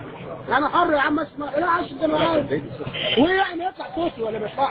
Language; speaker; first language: Arabic; native; Arabic